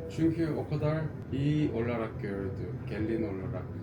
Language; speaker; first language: Turkish; non-native, fluent; Korean